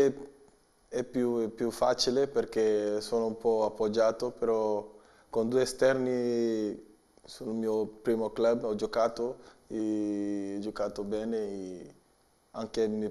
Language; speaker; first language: Italian; non-native, learner; Portuguese